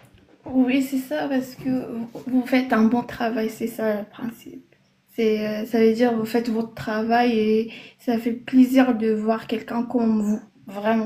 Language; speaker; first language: French; non-native, learner; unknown